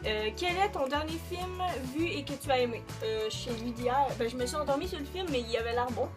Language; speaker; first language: French; native; French